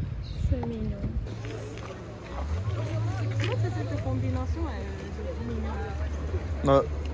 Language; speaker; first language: French; non-native, learner; Japanese